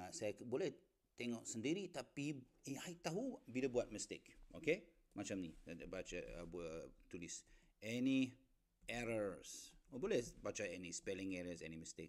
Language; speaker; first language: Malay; non-native, learner; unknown